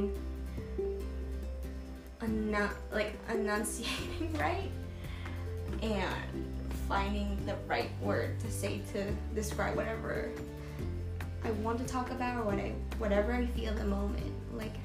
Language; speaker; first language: English; non-native, fluent; Vietnamese